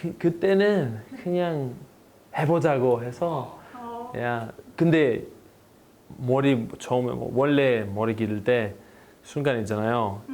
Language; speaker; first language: Korean; non-native, fluent; Greek